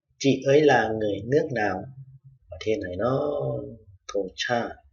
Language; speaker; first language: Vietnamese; non-native, fluent; Thai